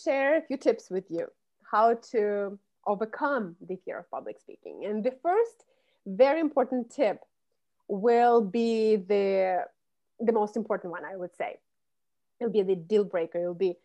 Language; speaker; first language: English; non-native, fluent; Russian